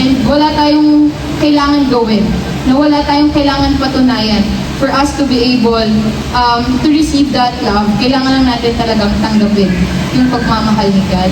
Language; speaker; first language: Filipino; native; Filipino